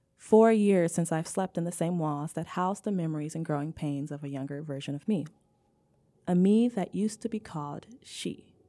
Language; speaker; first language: English; native; English